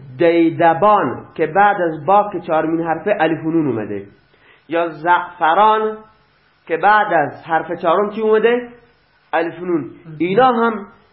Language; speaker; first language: Persian; native; Persian